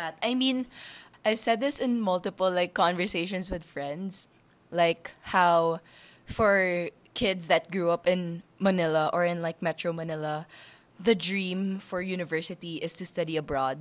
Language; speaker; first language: English; non-native, local second language; Hiligaynon